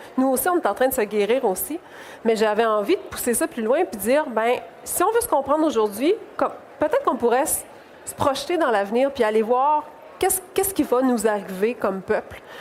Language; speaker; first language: French; native; French